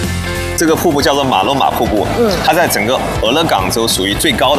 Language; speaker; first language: Chinese; native; Chinese